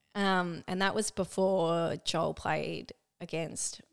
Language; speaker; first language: English; native; English